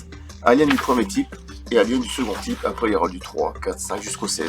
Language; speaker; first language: French; native; French